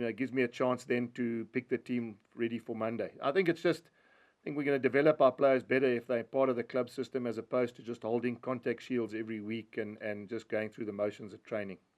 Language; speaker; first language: English; native; English